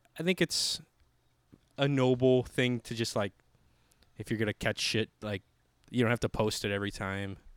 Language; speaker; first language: English; native; English